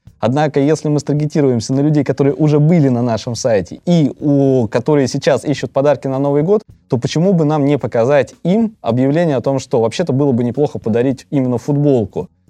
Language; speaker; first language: Russian; native; Russian